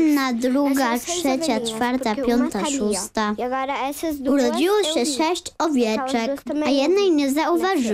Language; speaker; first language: Polish; early bilingual, heritage; Portuguese